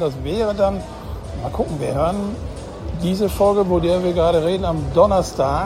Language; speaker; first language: German; native; German